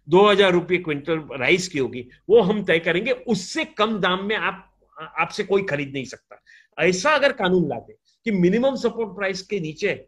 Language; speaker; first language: Hindi; non-native, local second language; Gujarati